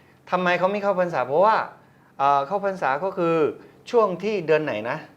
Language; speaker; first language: Thai; non-native, learner; Chinese